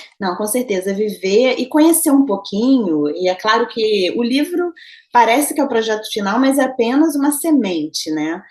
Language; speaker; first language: Portuguese; native; Portuguese